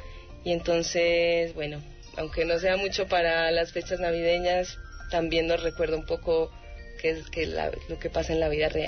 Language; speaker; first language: Spanish; native; Spanish